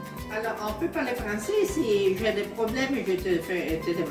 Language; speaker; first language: French; non-native, learner; Italian